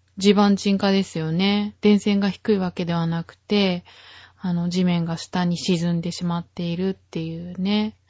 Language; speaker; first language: Japanese; native; Japanese